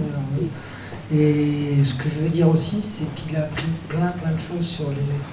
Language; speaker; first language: French; native; French